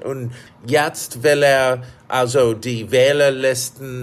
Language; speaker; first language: German; non-native, fluent; English